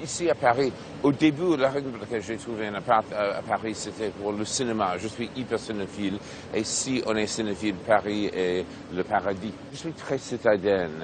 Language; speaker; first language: French; non-native, fluent; English